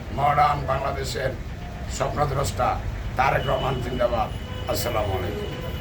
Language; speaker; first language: Bangla; native; Bangla